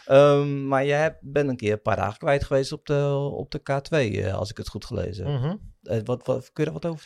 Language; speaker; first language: Dutch; native; Dutch